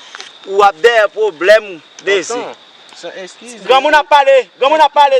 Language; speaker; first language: Haitian Creole; native; Haitian Creole